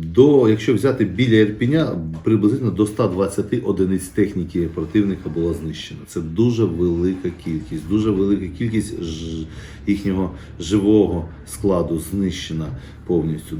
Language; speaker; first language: Ukrainian; native; Ukrainian